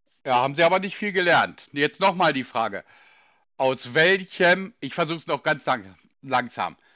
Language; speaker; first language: German; native; German